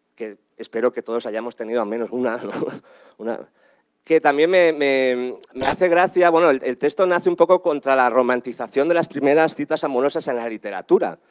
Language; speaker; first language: Spanish; native; Spanish